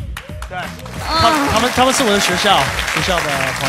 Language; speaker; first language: Chinese; non-native, fluent; English